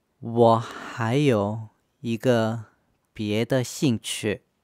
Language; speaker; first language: Chinese; non-native, fluent; Korean